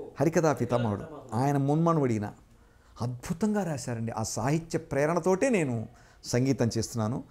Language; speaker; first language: Telugu; native; Telugu